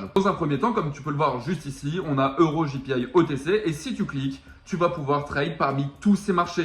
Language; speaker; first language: French; native; French